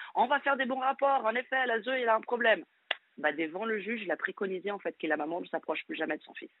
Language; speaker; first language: French; non-native, fluent; Portuguese